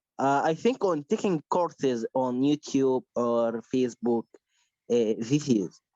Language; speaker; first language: English; non-native, learner; Spanish